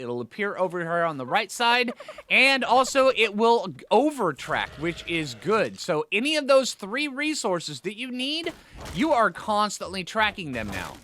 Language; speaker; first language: English; native; English